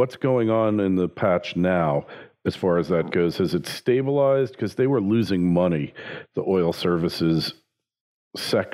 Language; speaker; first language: English; native; English